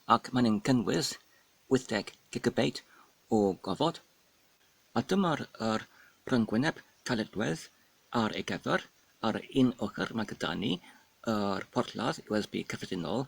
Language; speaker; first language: Welsh; non-native, fluent; English